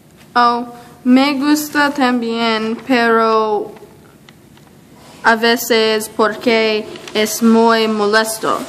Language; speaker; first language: Spanish; non-native, learner; English